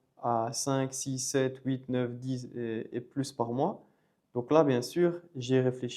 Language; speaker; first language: French; native; French